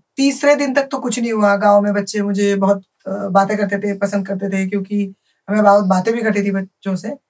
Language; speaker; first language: Hindi; non-native, local second language; Bangla